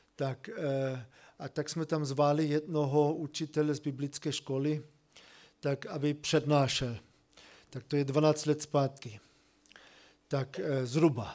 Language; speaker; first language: Czech; non-native, fluent; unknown